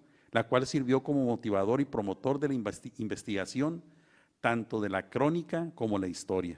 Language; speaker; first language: Spanish; native; Spanish